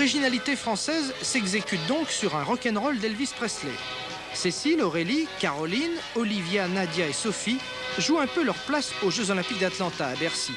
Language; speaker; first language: French; native; French